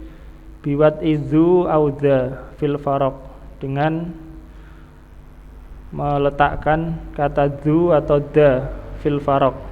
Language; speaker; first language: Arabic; non-native, fluent; Indonesian